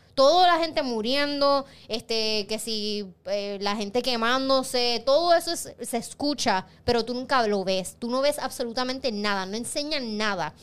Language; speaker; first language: Spanish; native; Spanish